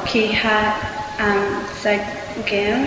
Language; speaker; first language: Hebrew; non-native, learner; English